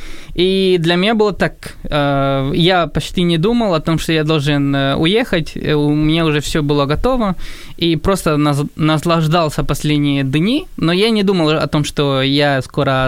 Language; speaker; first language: Russian; non-native, fluent; Spanish